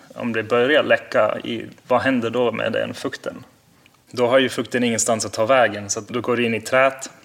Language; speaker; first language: Swedish; early bilingual, heritage; Swedish